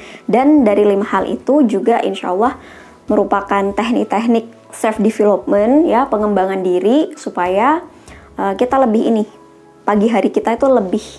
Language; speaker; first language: Indonesian; native; Indonesian